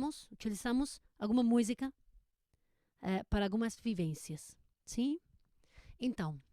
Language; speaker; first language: Portuguese; non-native, learner; Spanish